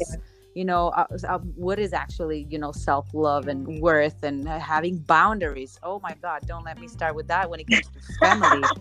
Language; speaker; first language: English; non-native, fluent; Slovenian